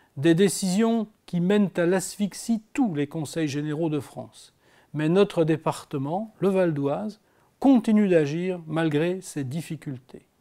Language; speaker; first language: French; native; French